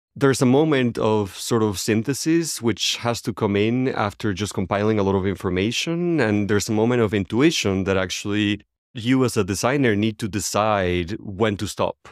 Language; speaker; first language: English; non-native, fluent; Spanish